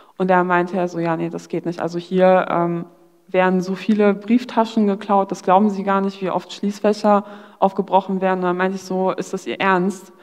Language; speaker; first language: German; early bilingual, other home language; Polish